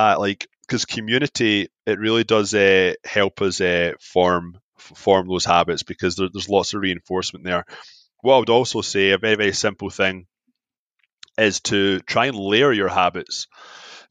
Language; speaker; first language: English; native; English